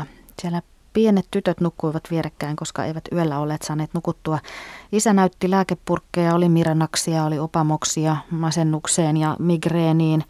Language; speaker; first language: Finnish; native; Finnish